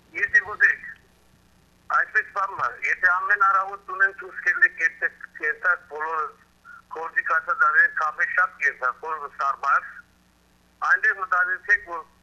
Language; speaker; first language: Armenian; early bilingual, heritage; Armenian